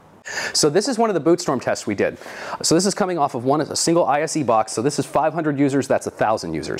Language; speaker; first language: English; native; English